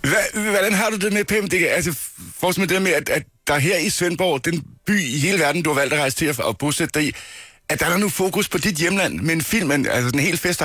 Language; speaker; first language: Danish; native; Danish